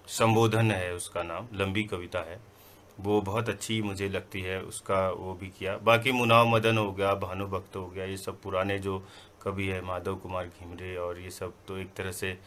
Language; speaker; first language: Hindi; non-native, local second language; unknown